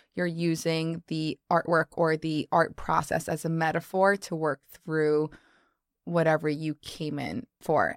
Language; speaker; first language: English; native; English